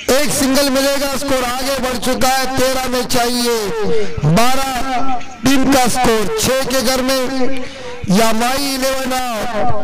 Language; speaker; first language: Hindi; non-native, local second language; Marathi